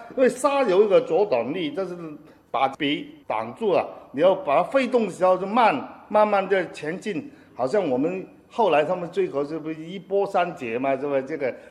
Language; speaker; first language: Chinese; non-native, fluent; Cantonese